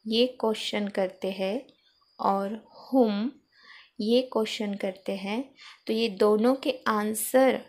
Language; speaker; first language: Hindi; non-native, local second language; Marathi